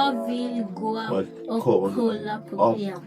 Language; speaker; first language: Swedish; non-native, learner; English